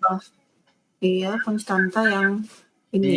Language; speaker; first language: Indonesian; native; Indonesian